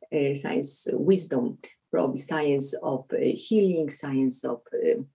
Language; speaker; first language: English; non-native, fluent; Polish